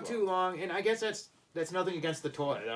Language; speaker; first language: English; native; English